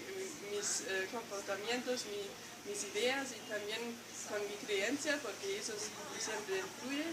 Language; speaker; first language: Spanish; non-native, fluent; German